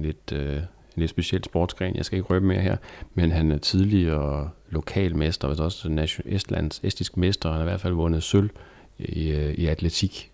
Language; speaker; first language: Danish; native; Danish